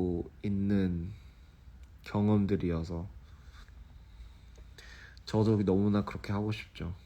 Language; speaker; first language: Korean; early bilingual, heritage; English